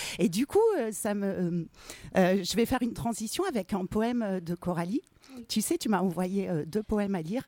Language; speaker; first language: French; native; French